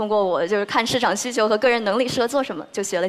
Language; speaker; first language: Chinese; native; Chinese